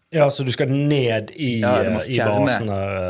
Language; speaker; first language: Norwegian; native; Norwegian